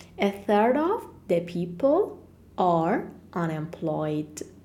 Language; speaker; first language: English; non-native, fluent; Persian